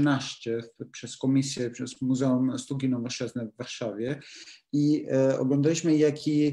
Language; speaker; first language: Polish; non-native, learner; Italian